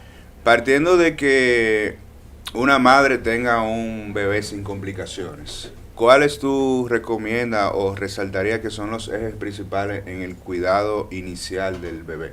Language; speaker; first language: Spanish; native; Spanish